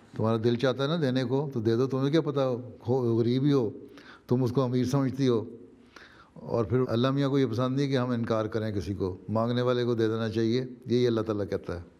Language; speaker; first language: Urdu; native; Urdu